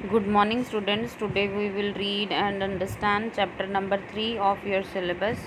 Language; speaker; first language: English; non-native, local second language; Punjabi